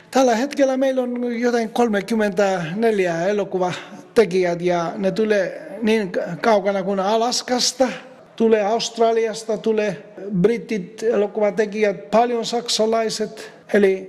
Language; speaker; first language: Finnish; non-native, fluent; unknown